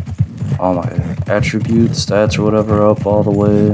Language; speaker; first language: English; native; English